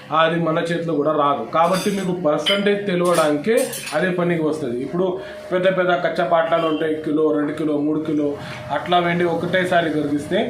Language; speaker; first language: Telugu; non-native, fluent; Marathi